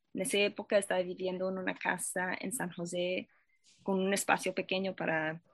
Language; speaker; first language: Spanish; non-native, fluent; English